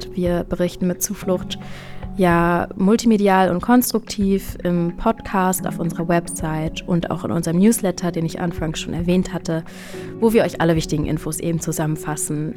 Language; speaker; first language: German; native; German